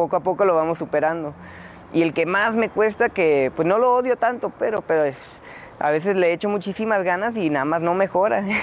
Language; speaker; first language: Spanish; early bilingual, heritage; Spanish